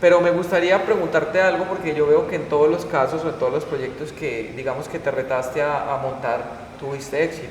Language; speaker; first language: Spanish; native; Spanish